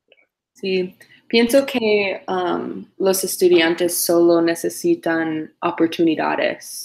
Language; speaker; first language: Spanish; non-native, learner; English